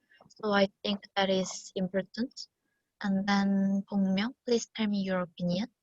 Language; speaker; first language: English; non-native, learner; Korean